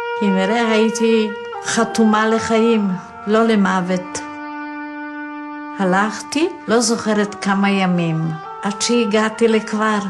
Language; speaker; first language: Hebrew; non-native, fluent; Polish